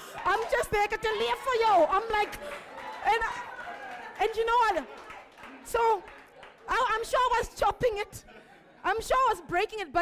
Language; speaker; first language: English; non-native, local second language; Shona